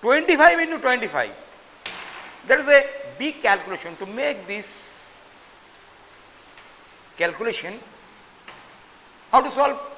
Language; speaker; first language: English; non-native, local second language; Bangla